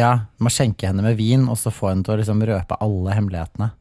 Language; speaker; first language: Norwegian; native; Norwegian